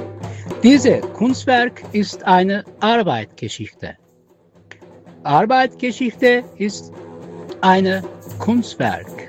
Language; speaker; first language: German; non-native, learner; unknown